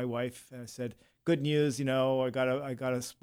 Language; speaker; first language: English; native; English